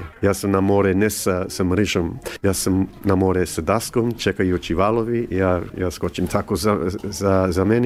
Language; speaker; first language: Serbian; early bilingual, heritage; English